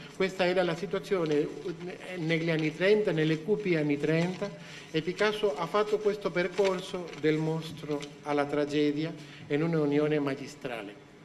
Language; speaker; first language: Italian; non-native, fluent; Spanish